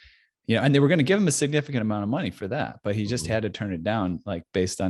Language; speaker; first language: English; native; English